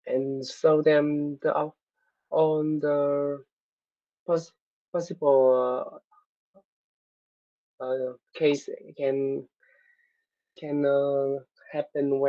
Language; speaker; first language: English; non-native, learner; Vietnamese